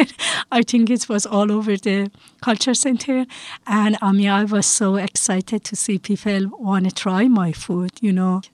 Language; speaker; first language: English; non-native, fluent; Persian